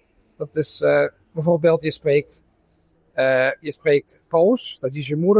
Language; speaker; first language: Dutch; non-native, fluent; Italian